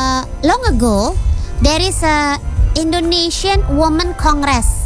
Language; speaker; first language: English; non-native, learner; Indonesian